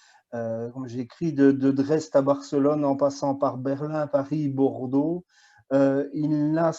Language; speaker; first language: French; native; French